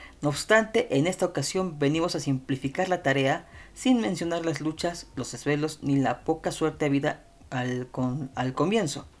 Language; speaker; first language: Spanish; native; Spanish